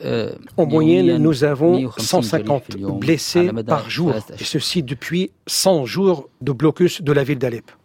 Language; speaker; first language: French; non-native, fluent; Arabic